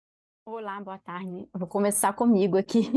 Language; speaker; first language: Portuguese; native; Portuguese